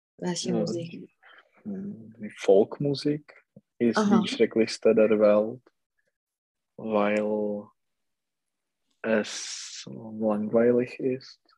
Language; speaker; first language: German; non-native, learner; Czech